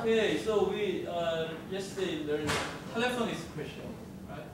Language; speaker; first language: English; non-native, fluent; Korean